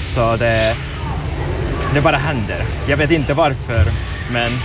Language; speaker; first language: Swedish; non-native, learner; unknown